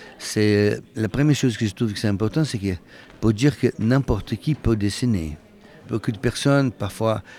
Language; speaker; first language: French; non-native, fluent; Portuguese